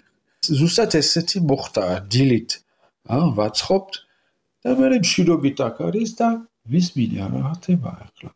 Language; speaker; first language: Georgian; non-native, learner; French